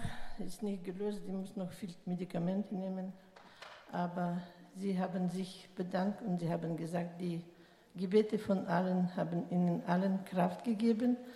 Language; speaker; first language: German; non-native, fluent; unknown